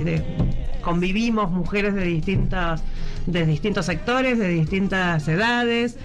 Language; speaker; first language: Spanish; native; Spanish